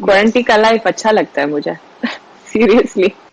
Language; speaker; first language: Hindi; non-native, learner; Swedish